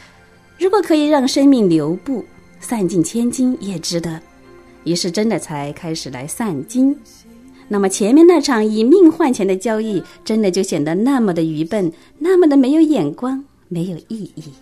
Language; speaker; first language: Chinese; native; Chinese